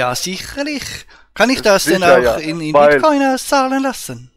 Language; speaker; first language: German; native; German